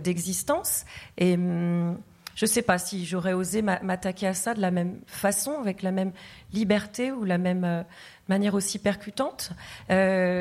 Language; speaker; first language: French; non-native, fluent; Tamil